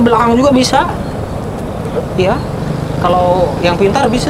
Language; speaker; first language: Indonesian; native; Indonesian